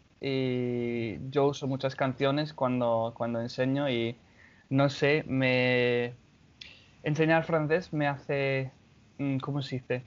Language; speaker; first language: Spanish; non-native, fluent; English